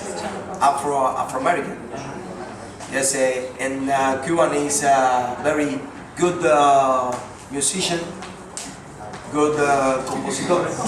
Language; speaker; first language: English; non-native, learner; Spanish